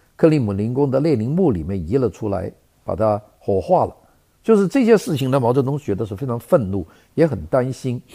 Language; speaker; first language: Chinese; native; Chinese